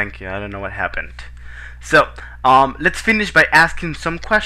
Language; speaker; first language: English; non-native, fluent; Spanish